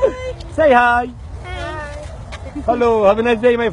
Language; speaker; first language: English; non-native, learner; Arabic